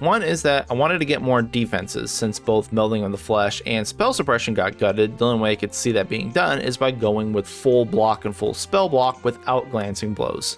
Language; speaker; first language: English; native; English